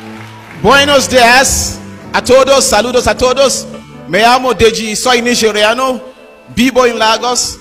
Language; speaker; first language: Spanish; non-native, fluent; Yoruba